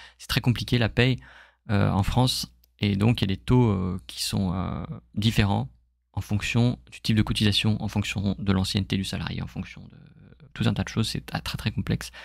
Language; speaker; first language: French; native; French